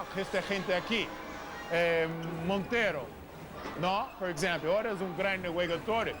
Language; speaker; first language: Spanish; non-native, learner; English